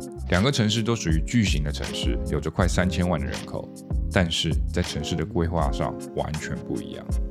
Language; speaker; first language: Chinese; early bilingual, heritage; Chinese